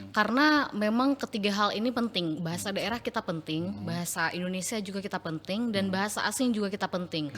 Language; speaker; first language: Indonesian; non-native, local second language; Achinese